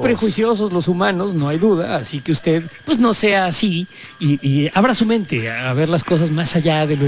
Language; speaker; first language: Spanish; native; Spanish